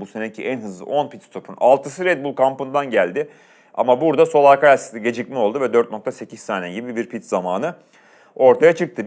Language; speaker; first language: Turkish; native; Turkish